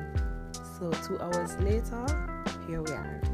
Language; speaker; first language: English; non-native, local second language; Jamaican Creole English